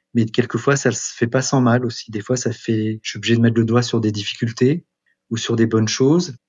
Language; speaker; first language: French; native; French